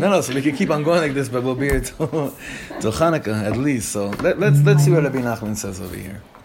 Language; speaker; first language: English; native; English